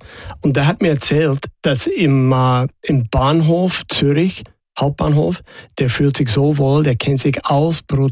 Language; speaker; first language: German; non-native, fluent; English